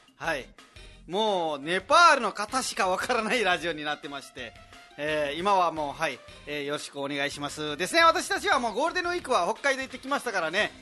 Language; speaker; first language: Japanese; non-native, fluent; Nepali